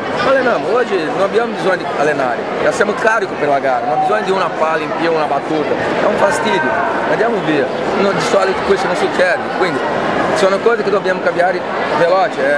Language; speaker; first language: Italian; non-native, fluent; Portuguese